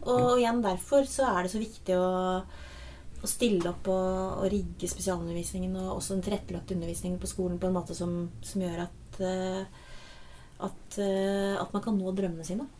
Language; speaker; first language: Norwegian; native; Norwegian